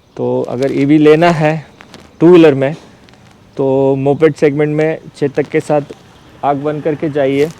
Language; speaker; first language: Hindi; non-native, local second language; Marathi